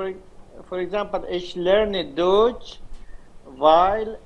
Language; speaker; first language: German; non-native, learner; Hindi